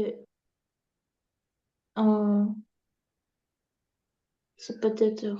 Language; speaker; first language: French; non-native, learner; Ukrainian